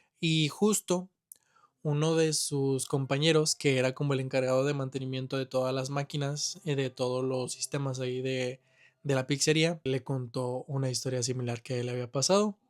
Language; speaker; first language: Spanish; native; Spanish